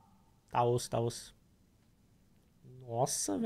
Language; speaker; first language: Portuguese; native; Portuguese